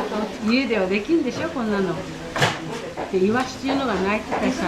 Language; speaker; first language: Japanese; native; Japanese